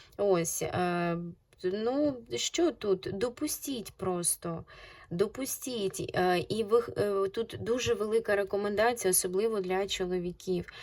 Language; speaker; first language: Ukrainian; non-native, local second language; Russian